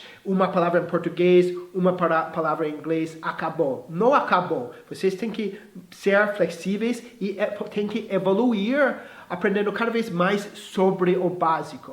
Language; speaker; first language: Portuguese; non-native, fluent; English